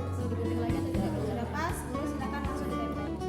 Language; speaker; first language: Indonesian; native; Indonesian